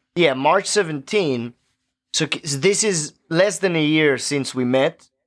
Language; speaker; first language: English; non-native, fluent; Hebrew